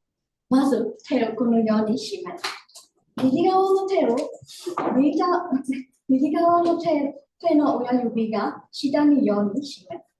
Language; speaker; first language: Japanese; non-native, learner; Burmese